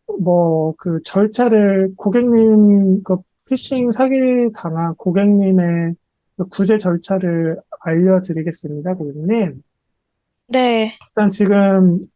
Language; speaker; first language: Korean; native; Korean